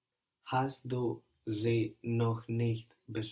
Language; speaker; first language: German; non-native, learner; English